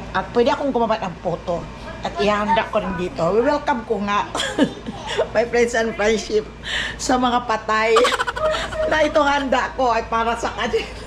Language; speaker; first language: Filipino; non-native, local second language; Cebuano